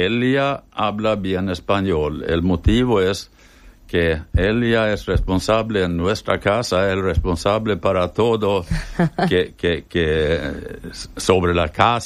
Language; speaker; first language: Spanish; non-native, fluent; Swedish